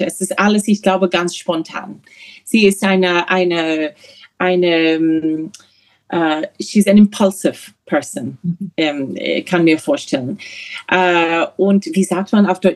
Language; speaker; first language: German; non-native, learner; English